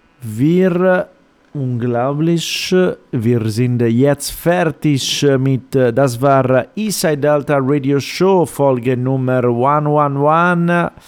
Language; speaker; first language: German; non-native, fluent; Italian